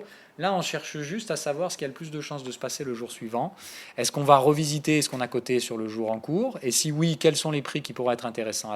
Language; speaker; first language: French; native; French